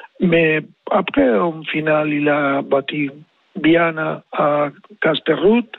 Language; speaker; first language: French; non-native, learner; Spanish